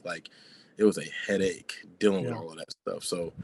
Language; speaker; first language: English; native; English